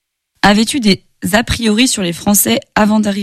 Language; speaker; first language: French; native; French